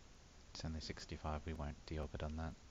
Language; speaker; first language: English; native; English